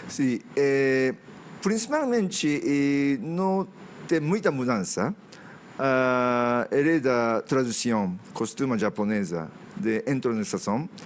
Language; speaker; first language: Portuguese; non-native, fluent; Japanese